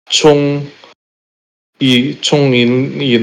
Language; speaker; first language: Chinese; non-native, learner; Indonesian